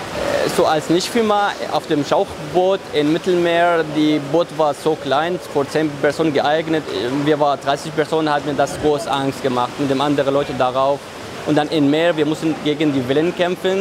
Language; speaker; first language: German; non-native, fluent; Arabic